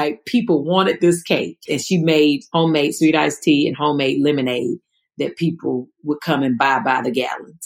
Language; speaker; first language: English; native; English